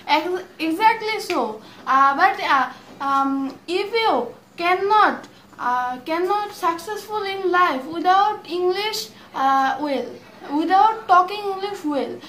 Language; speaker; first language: English; non-native, learner; Bangla